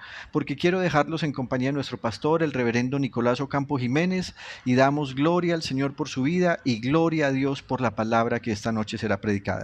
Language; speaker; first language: Spanish; native; Spanish